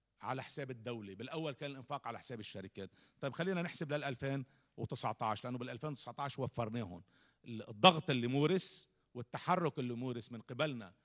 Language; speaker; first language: Arabic; native; Arabic